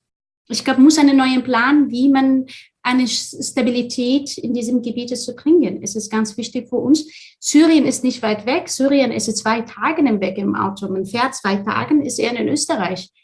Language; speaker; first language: German; non-native, fluent; Arabic